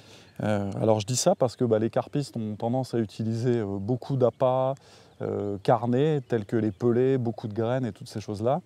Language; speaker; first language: French; native; French